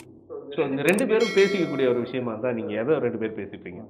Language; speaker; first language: Tamil; native; Tamil